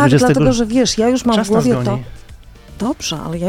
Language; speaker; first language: Polish; native; Polish